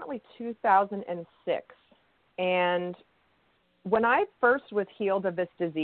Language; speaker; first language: English; native; English